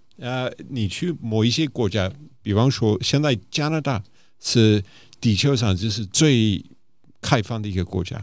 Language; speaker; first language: Chinese; non-native, fluent; English